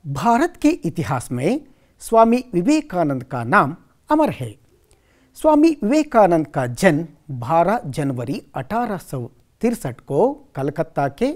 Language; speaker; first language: Hindi; non-native, local second language; Kannada